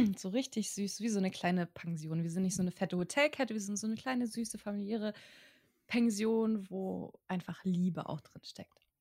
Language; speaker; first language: German; native; German